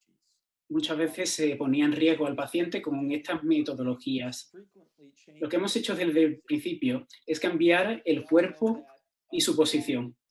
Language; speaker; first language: Spanish; non-native, fluent; Turkish